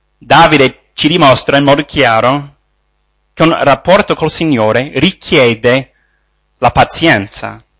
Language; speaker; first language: Italian; non-native, fluent; English